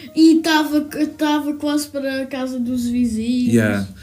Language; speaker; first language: Portuguese; early bilingual, heritage; Portuguese